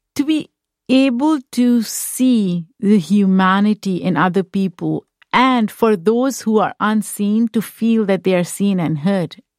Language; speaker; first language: English; non-native, local second language; Urdu